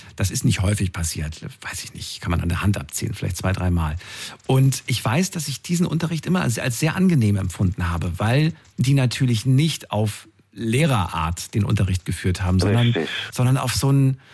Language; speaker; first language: German; native; German